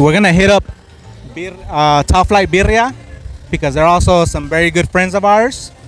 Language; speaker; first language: English; early bilingual, other home language; Spanish